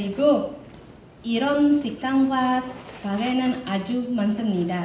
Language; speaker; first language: Korean; non-native, learner; Indonesian